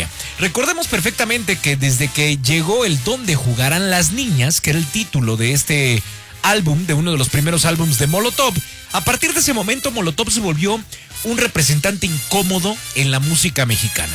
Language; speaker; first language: Spanish; native; Spanish